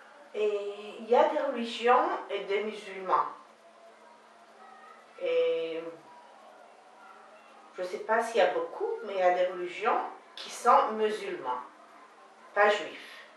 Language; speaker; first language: French; non-native, learner; Hebrew